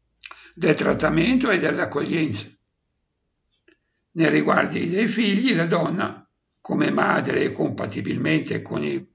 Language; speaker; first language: Italian; native; Italian